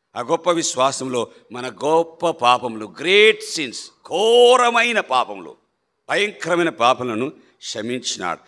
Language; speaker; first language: Telugu; non-native, local second language; Malayalam